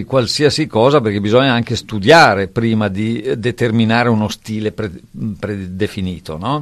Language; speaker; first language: Italian; native; Italian